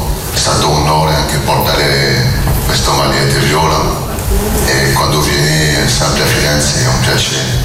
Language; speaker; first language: Italian; non-native, learner; French